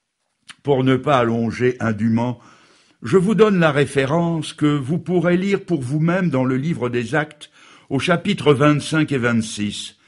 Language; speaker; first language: French; native; French